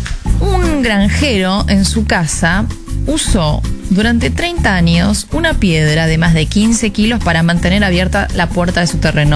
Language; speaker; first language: Spanish; native; Spanish